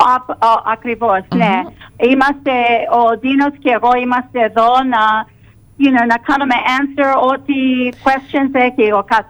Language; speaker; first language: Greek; early bilingual, heritage; Greek